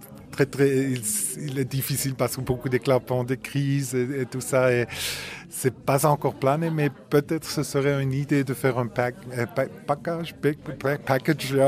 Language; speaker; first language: French; non-native, fluent; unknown